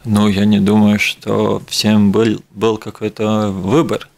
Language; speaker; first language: Russian; non-native, local second language; Latvian